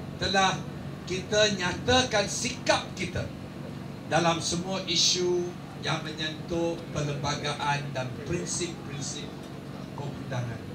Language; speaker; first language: Malay; non-native, local second language; Chinese